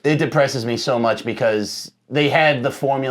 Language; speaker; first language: English; native; English